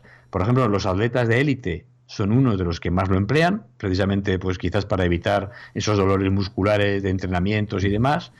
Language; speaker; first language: Spanish; native; Spanish